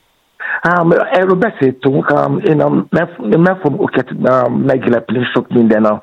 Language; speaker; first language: Hungarian; non-native, fluent; Yoruba